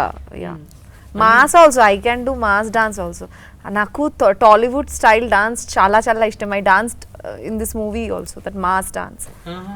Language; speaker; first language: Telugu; non-native, learner; Bangla